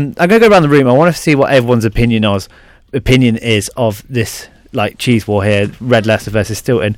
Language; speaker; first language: English; native; English